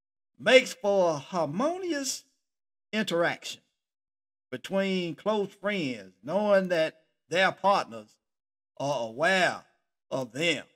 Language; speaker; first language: English; native; English